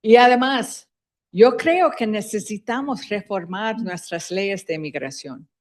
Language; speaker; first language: Spanish; early bilingual, heritage; Spanish